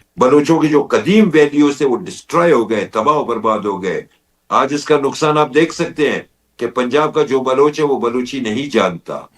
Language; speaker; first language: Urdu; non-native, local second language; Baluchi